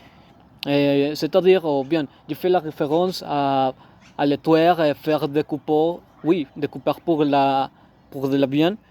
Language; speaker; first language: French; non-native, learner; Spanish